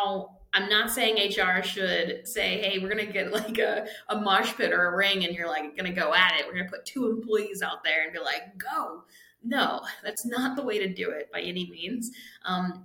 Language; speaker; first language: English; native; English